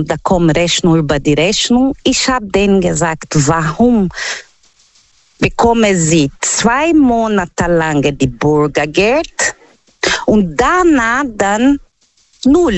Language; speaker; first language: German; non-native, learner; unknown